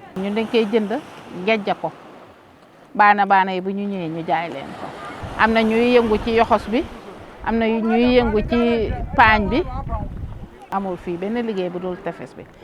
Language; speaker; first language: Wolof; non-native, local second language; Jola-Fonyi